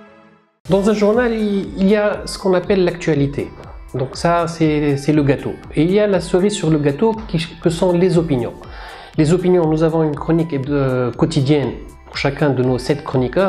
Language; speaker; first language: French; non-native, local second language; Arabic